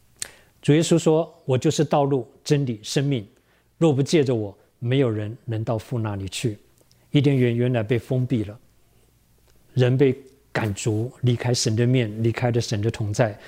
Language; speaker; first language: Chinese; native; Chinese